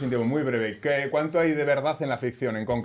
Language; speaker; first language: Spanish; native; Spanish